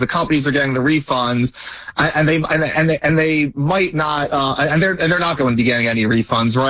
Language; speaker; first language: English; native; English